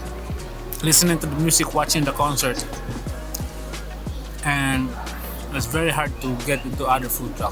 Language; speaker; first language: English; non-native, local second language; Filipino